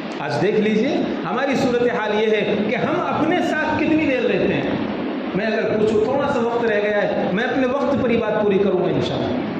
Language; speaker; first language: Urdu; native; Urdu